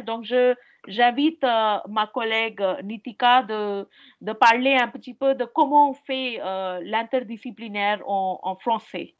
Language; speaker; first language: French; non-native, fluent; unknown